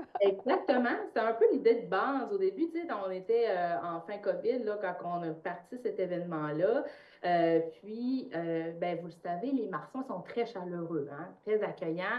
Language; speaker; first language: French; native; French